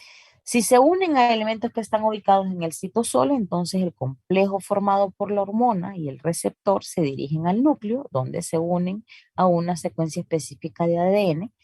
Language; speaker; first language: Spanish; native; Spanish